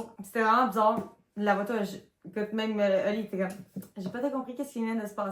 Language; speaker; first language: French; native; French